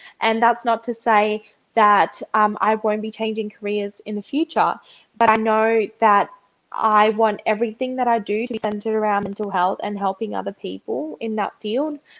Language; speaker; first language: English; early bilingual, other home language; Russian